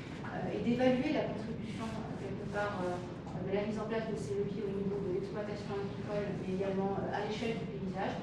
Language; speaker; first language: French; native; French